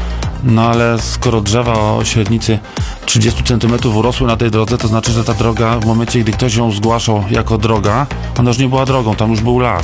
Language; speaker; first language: Polish; native; Polish